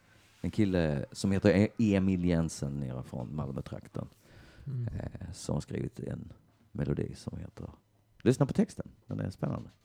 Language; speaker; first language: Swedish; native; Swedish